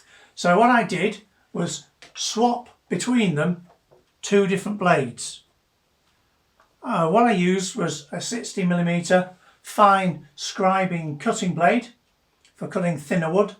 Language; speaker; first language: English; native; English